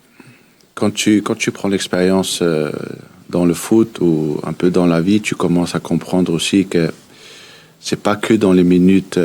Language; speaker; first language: French; early bilingual, heritage; French